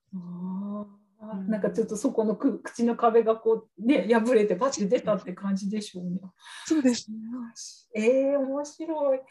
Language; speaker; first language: Japanese; native; Japanese